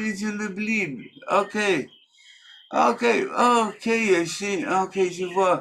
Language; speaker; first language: French; non-native, learner; English